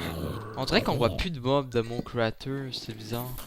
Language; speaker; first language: French; native; French